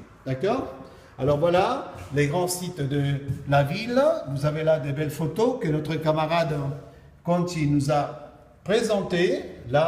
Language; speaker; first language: French; non-native, fluent; Spanish